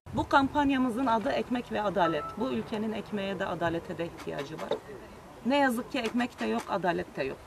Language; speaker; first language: Turkish; native; Turkish